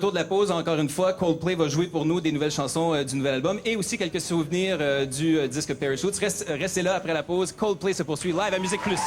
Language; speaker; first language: French; native; French